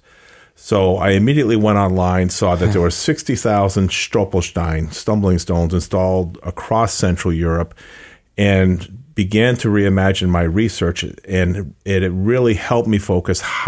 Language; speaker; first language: English; native; English